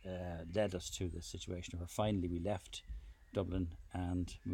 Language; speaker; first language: English; native; English